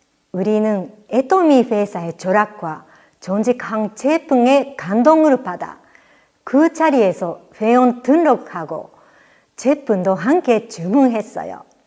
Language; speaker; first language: Korean; non-native, fluent; Japanese